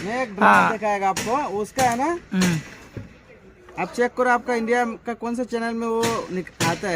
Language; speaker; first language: Hindi; non-native, learner; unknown